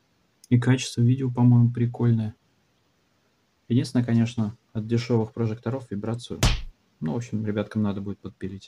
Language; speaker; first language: Russian; native; Russian